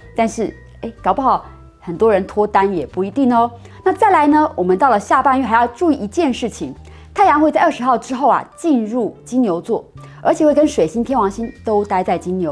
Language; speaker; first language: Chinese; native; Chinese